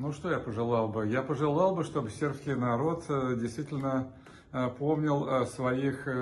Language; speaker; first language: Russian; native; Russian